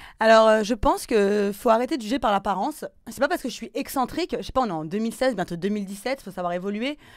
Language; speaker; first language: French; native; French